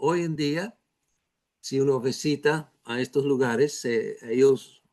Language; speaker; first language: Spanish; non-native, fluent; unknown